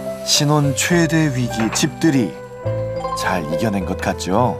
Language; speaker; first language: Korean; native; Korean